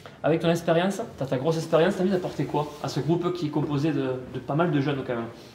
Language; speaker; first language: French; native; French